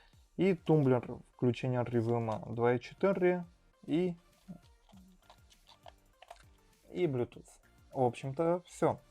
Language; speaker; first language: Russian; native; Russian